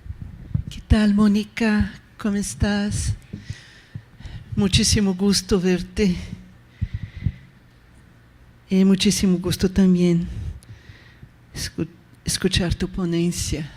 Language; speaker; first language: Spanish; non-native, fluent; Portuguese